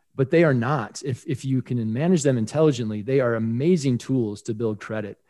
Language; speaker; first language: English; native; English